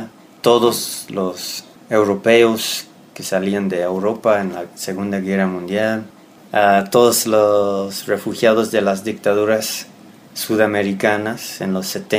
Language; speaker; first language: Spanish; non-native, fluent; English